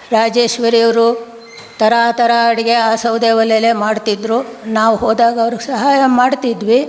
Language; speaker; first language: Kannada; native; Kannada